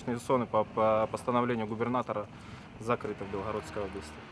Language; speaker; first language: Russian; native; Russian